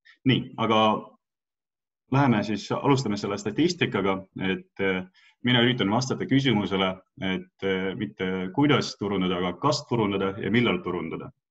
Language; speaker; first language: Estonian; non-native, local second language; Russian